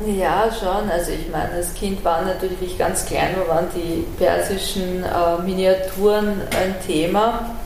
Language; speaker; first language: German; early bilingual, other home language; Persian